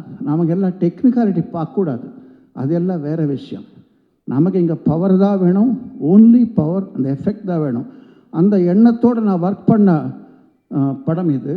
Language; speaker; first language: Tamil; non-native, local second language; Telugu